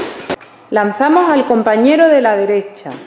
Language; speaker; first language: Spanish; native; Spanish